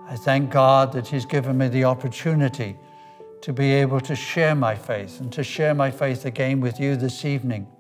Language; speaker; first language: English; native; English